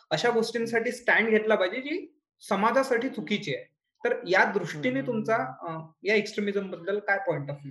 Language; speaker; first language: Marathi; native; Marathi